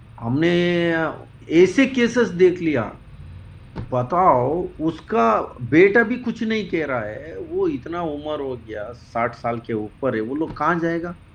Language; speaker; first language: Hindi; non-native, local second language; Kannada